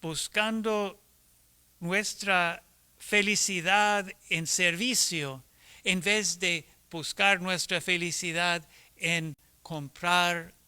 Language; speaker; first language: Spanish; non-native, fluent; English